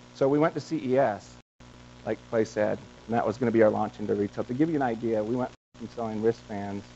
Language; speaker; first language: English; native; English